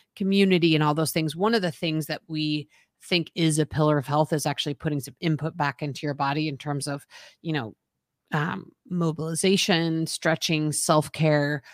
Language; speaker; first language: English; native; English